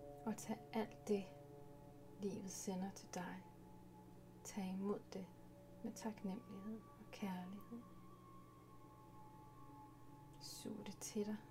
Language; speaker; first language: Danish; native; Danish